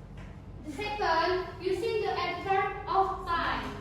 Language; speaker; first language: English; non-native, learner; Indonesian